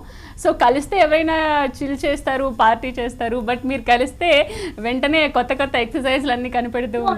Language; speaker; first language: Telugu; native; Telugu